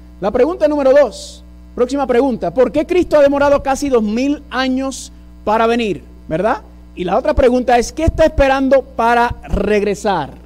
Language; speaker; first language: Spanish; early bilingual, heritage; Spanish